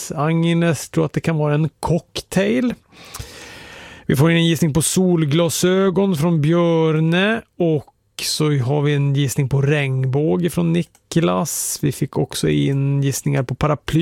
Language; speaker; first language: Swedish; native; Swedish